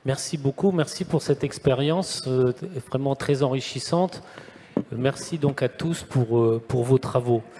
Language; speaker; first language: French; native; French